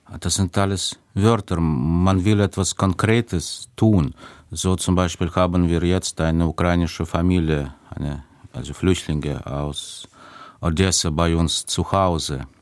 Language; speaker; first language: German; non-native, fluent; Russian